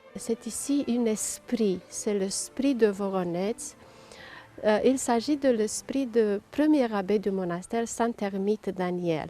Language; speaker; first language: French; non-native, fluent; Romanian